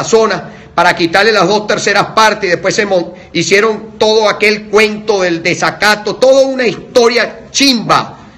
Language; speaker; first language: Spanish; native; Spanish